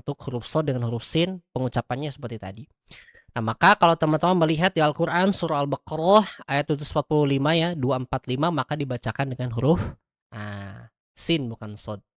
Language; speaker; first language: Indonesian; native; Indonesian